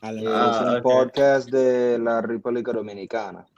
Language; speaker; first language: Spanish; non-native, fluent; English